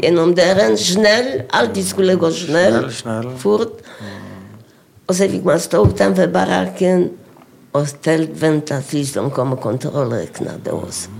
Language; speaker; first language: Swedish; non-native, fluent; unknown